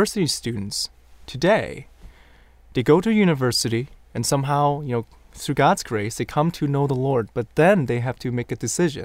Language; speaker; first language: English; non-native, local second language; Cantonese